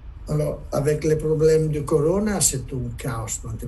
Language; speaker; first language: French; non-native, learner; Italian